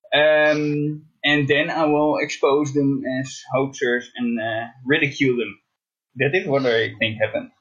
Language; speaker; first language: English; non-native, fluent; Dutch